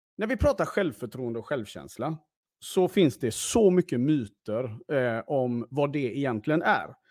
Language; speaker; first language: Swedish; early bilingual, other home language; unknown